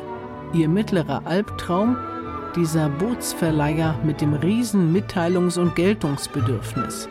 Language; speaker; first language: German; native; German